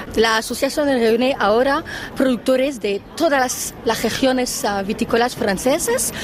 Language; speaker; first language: Spanish; non-native, fluent; French